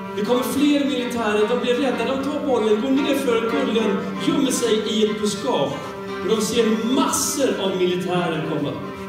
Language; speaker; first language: Swedish; native; Swedish